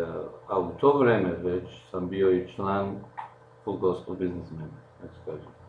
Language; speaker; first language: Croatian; non-native, local second language; Slovenian